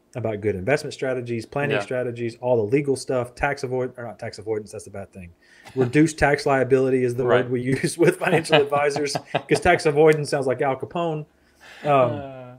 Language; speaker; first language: English; native; English